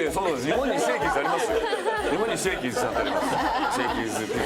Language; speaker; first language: Japanese; native; Japanese